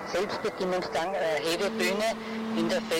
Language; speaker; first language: German; native; German